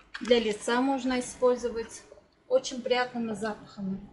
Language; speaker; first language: Russian; non-native, learner; Turkish